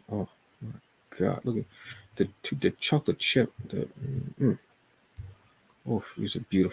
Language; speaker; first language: English; native; English